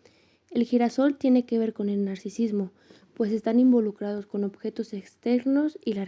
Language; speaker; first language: Spanish; native; Spanish